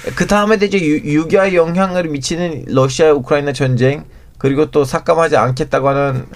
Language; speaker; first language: Korean; non-native, fluent; Turkish